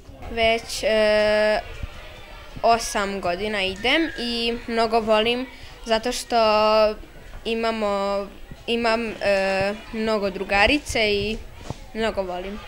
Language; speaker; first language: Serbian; non-native, local second language; Hungarian